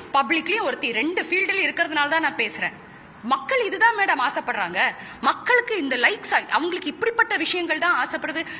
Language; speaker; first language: Tamil; native; Tamil